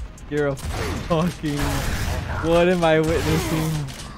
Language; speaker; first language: English; early bilingual, other home language; Spanish